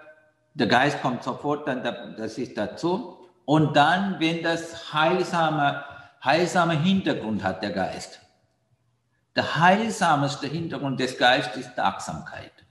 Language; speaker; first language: German; non-native, fluent; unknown